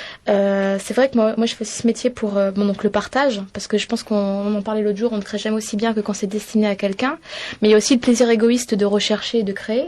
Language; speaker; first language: French; native; French